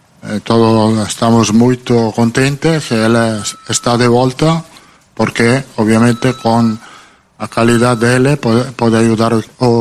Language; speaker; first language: Portuguese; non-native, fluent; Italian